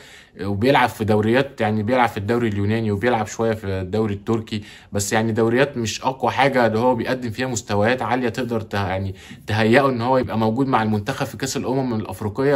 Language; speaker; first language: Arabic; native; Arabic